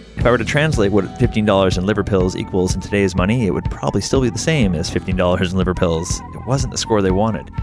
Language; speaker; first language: English; native; English